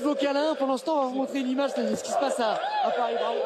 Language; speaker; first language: French; native; French